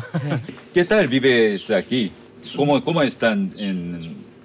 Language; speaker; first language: Spanish; non-native, learner; Korean